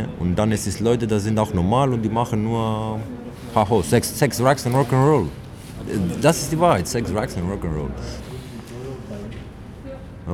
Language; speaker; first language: German; non-native, learner; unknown